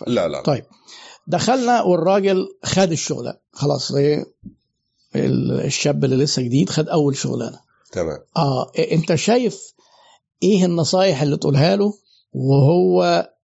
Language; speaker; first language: Arabic; native; Arabic